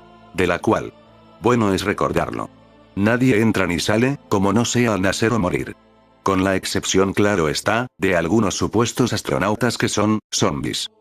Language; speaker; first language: Spanish; native; Spanish